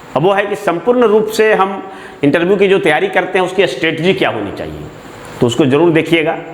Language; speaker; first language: Hindi; native; Hindi